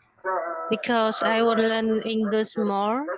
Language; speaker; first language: English; non-native, learner; Indonesian